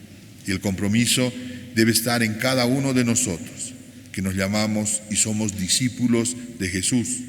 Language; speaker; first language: Spanish; native; Spanish